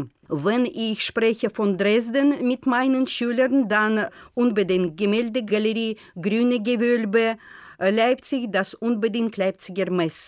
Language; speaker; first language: German; non-native, fluent; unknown